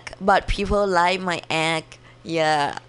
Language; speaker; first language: English; non-native, learner; Thai